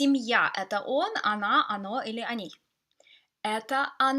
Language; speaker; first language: Russian; non-native, fluent; English